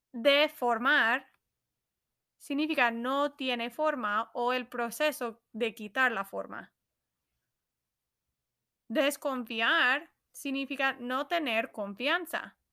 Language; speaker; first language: Spanish; non-native, fluent; English